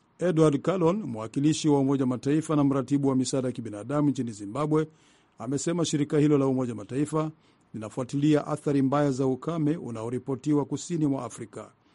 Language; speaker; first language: Swahili; non-native, local second language; Rundi